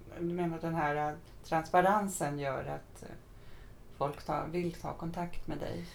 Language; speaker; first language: Swedish; native; Swedish